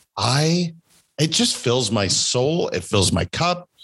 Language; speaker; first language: English; native; English